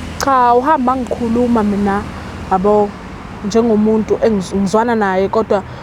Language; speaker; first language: Zulu; native; Zulu